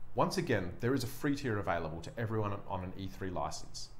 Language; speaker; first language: English; native; English